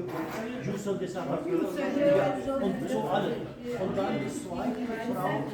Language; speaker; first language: German; non-native, learner; Urdu